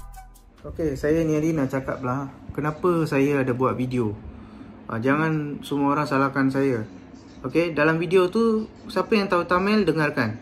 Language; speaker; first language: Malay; non-native, local second language; Tamil